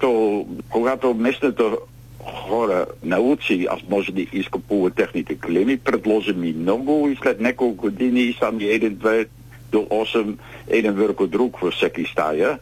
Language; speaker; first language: Bulgarian; non-native, learner; Dutch